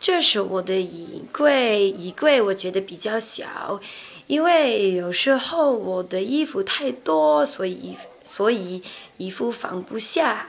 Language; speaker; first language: Chinese; non-native, learner; Dutch